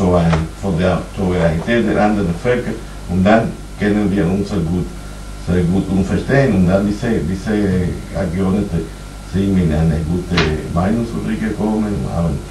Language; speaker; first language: German; non-native, fluent; Spanish